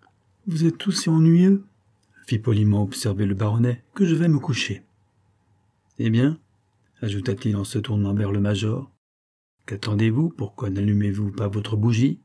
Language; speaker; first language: French; native; French